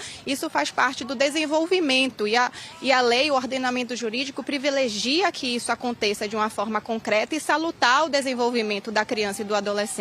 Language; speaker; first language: Portuguese; native; Portuguese